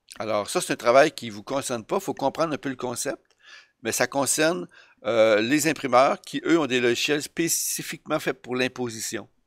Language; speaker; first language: French; native; French